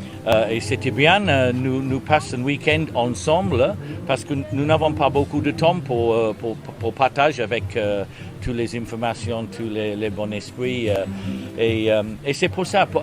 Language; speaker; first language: French; non-native, learner; English